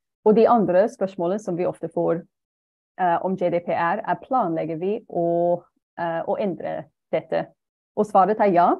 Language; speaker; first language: Norwegian; non-native, fluent; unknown